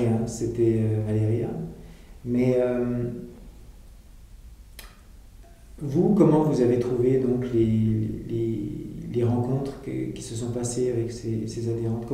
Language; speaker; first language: French; native; French